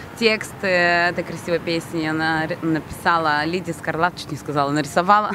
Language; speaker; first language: Russian; non-native, local second language; Romanian